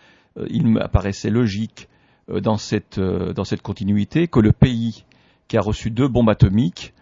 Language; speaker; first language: French; native; French